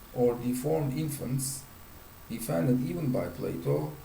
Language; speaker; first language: English; non-native, fluent; Turkish